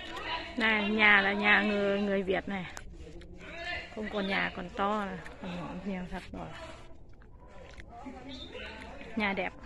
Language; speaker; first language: Vietnamese; non-native, learner; Lao